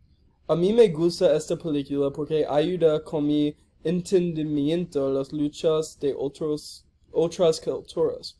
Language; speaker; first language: Spanish; non-native, learner; English